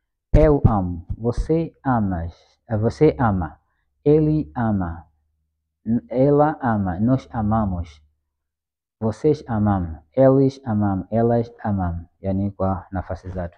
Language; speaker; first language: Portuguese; non-native, fluent; Swahili